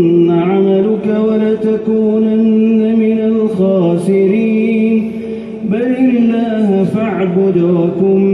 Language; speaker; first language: Arabic; native; Arabic